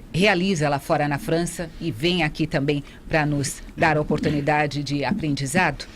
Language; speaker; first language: Portuguese; native; Portuguese